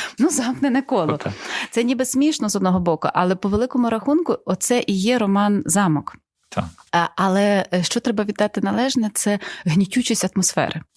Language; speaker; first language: Ukrainian; native; Ukrainian